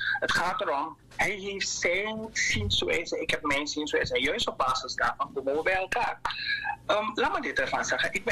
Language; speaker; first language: Dutch; native; Dutch